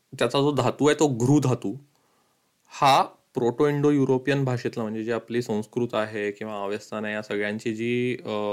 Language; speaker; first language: Marathi; early bilingual, heritage; Marathi